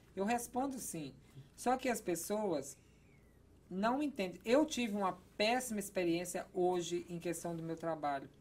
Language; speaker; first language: Portuguese; native; Portuguese